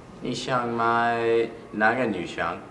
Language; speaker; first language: Chinese; non-native, learner; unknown